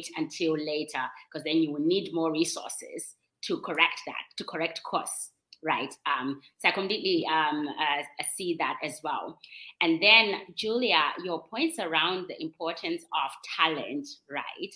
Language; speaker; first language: English; non-native, local second language; Shona